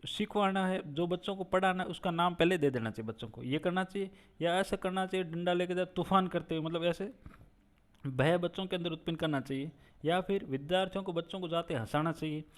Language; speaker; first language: Hindi; non-native, local second language; Gujarati